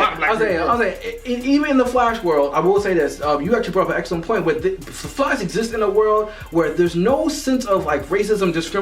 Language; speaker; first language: English; native; English